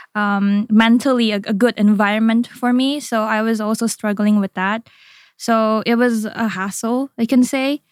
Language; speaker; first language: English; non-native, fluent; Indonesian